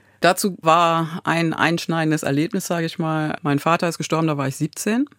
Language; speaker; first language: German; native; German